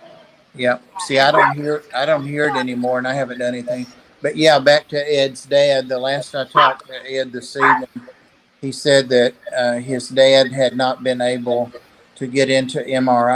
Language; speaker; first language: English; native; English